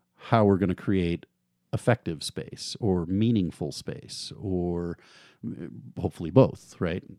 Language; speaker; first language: English; native; English